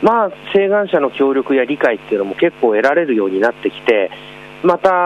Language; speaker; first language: Japanese; native; Japanese